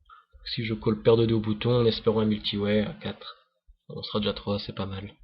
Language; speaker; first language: French; native; French